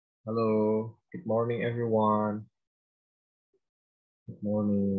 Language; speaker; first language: English; non-native, fluent; Indonesian